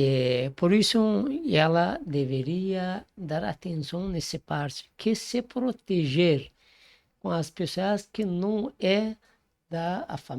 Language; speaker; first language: Portuguese; non-native, fluent; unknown